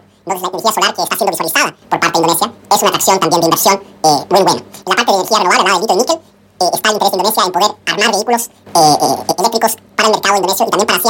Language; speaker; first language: Spanish; native; Spanish